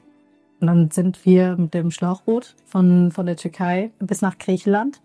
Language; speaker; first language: German; early bilingual, other home language; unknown